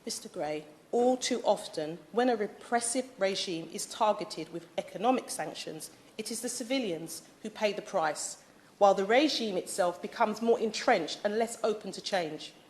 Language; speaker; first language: English; native; English